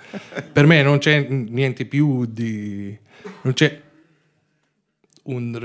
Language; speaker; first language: Italian; non-native, learner; Arabic